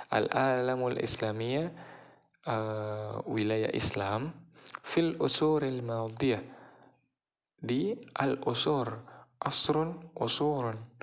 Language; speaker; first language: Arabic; non-native, learner; Indonesian